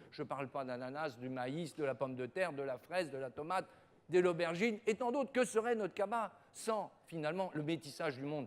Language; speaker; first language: French; native; French